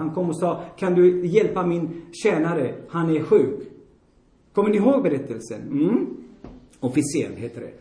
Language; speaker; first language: Swedish; non-native, fluent; Armenian